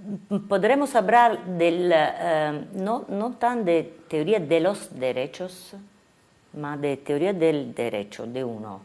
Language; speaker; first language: Spanish; non-native, fluent; Italian